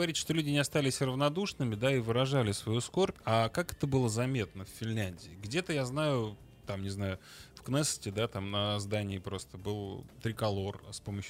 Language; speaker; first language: Russian; native; Russian